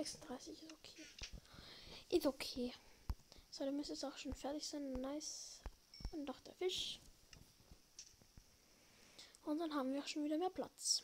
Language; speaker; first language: German; native; German